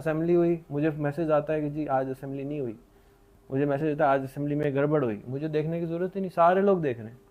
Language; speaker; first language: Urdu; native; Urdu